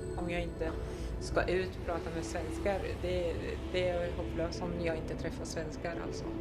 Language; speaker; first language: Swedish; non-native, fluent; Arabic